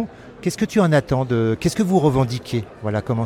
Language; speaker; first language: French; native; French